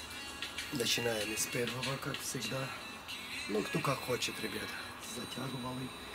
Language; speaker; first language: Russian; non-native, fluent; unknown